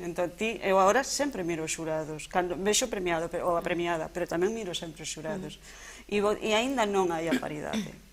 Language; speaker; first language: Galician; non-native, local second language; Spanish